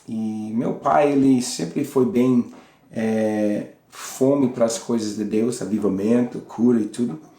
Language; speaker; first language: Portuguese; non-native, learner; English